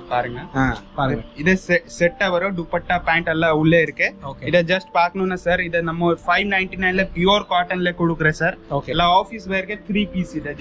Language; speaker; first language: Tamil; non-native, learner; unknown